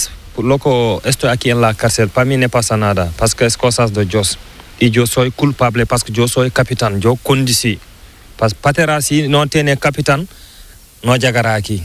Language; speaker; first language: Spanish; non-native, learner; Fula